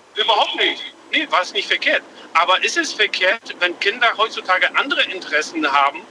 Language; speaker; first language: German; native; German